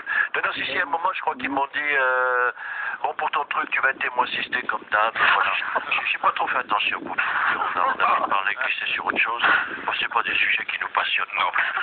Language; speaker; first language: French; native; French